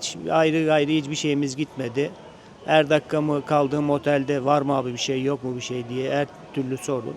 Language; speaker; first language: Turkish; native; Turkish